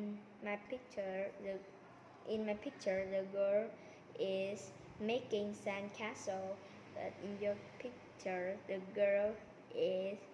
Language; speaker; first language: English; non-native, learner; Vietnamese